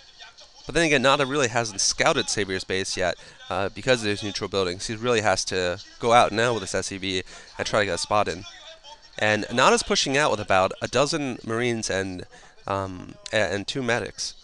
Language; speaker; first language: English; native; English